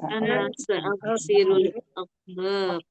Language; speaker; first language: Arabic; non-native, learner; Indonesian